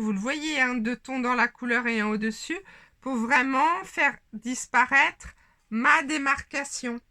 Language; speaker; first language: French; native; French